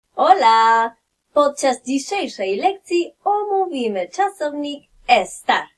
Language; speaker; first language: Polish; non-native, fluent; Spanish